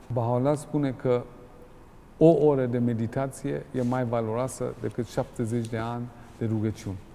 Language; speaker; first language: Romanian; non-native, fluent; German